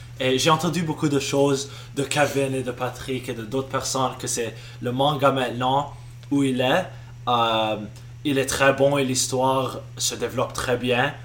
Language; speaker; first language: French; non-native, local second language; English